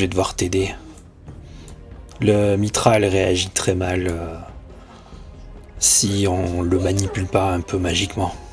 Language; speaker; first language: French; native; French